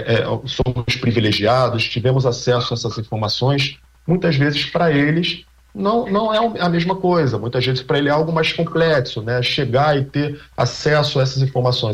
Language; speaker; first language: Portuguese; native; Portuguese